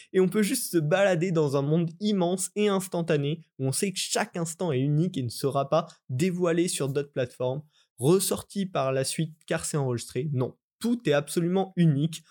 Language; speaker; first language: French; native; French